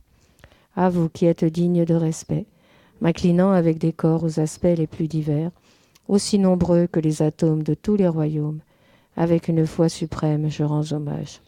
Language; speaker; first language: French; native; French